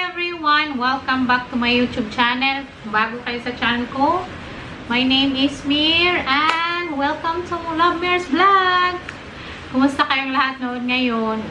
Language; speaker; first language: Filipino; non-native, local second language; Cebuano